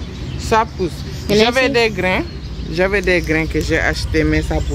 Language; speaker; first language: French; non-native, learner; English